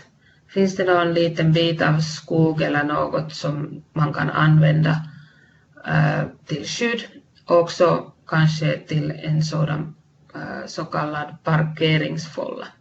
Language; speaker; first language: Swedish; non-native, fluent; Finnish